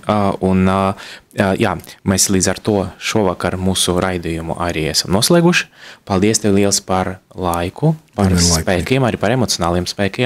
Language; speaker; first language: Latvian; non-native, local second language; Russian